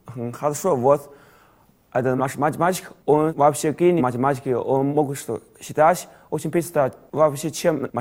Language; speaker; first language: Russian; non-native, learner; Chinese